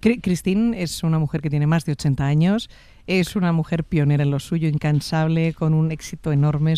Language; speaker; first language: Spanish; native; Spanish